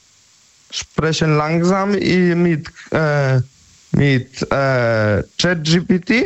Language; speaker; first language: German; non-native, learner; Polish